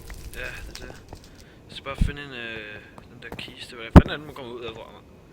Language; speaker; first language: Danish; native; Danish